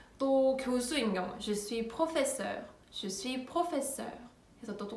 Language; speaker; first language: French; non-native, fluent; Korean